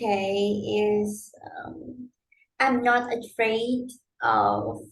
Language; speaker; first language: English; non-native, learner; Vietnamese